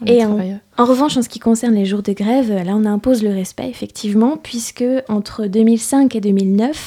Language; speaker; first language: French; native; French